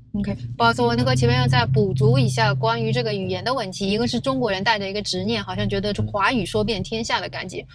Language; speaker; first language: Chinese; native; Chinese